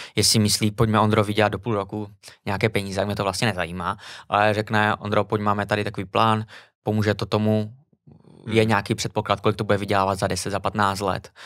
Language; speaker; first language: Czech; native; Czech